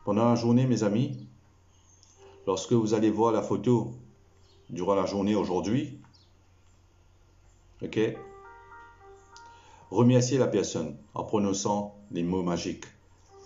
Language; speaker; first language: French; non-native, local second language; Morisyen